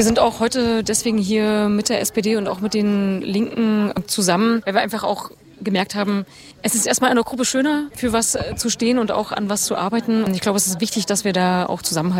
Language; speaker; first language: German; native; German